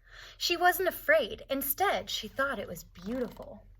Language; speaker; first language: English; native; English